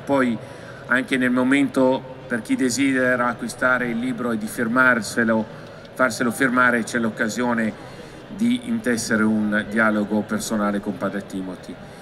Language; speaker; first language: Italian; native; Italian